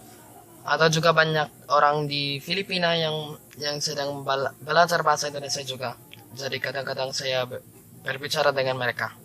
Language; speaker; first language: Indonesian; non-native, fluent; Filipino